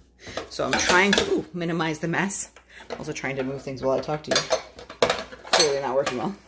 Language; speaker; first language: English; native; English